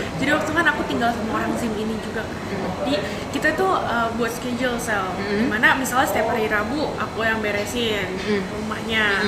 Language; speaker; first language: Indonesian; native; Indonesian